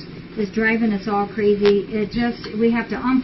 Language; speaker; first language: English; native; English